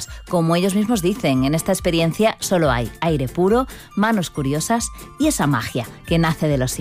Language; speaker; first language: Spanish; native; Spanish